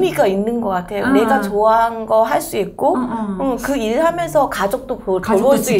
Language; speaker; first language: Korean; non-native, fluent; Vietnamese